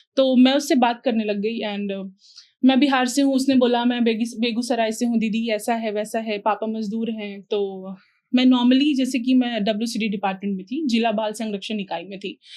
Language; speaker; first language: Hindi; native; Hindi